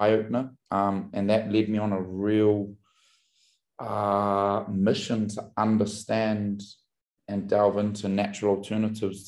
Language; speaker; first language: English; native; English